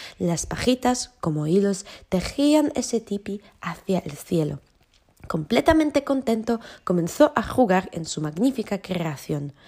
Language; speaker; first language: Spanish; non-native, fluent; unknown